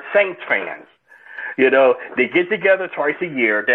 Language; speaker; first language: English; native; English